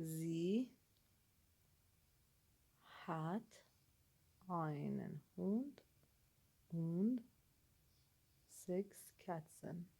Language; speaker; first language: German; non-native, learner; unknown